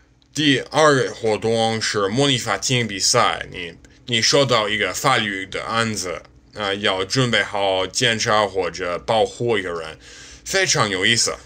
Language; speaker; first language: Chinese; non-native, learner; English